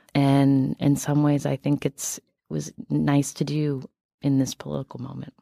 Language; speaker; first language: English; native; English